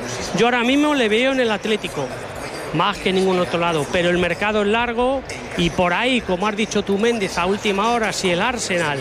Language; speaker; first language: Spanish; native; Spanish